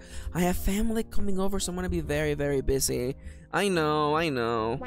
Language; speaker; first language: English; native; English